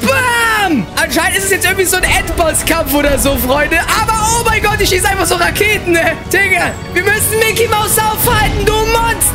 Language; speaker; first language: German; native; German